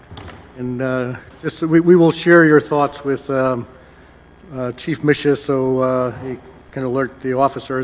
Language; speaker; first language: English; native; English